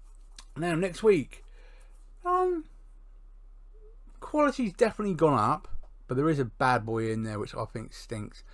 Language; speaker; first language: English; native; English